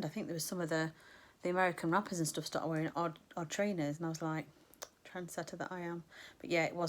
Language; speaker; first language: English; native; English